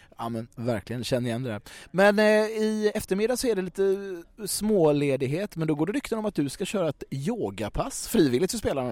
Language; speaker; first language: Swedish; native; Swedish